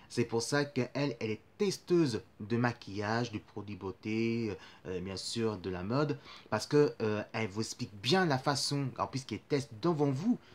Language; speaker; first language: French; native; French